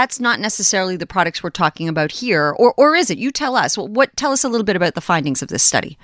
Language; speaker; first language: English; native; English